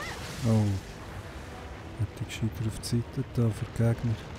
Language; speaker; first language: German; native; German